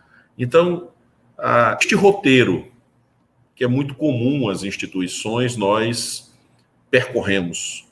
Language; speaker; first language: Portuguese; native; Portuguese